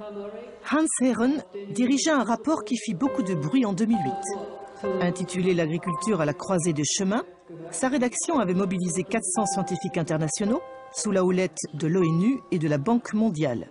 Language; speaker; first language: French; native; French